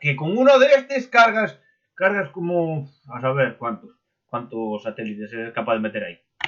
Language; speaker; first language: Spanish; native; Spanish